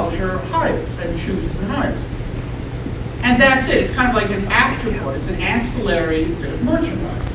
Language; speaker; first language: English; native; English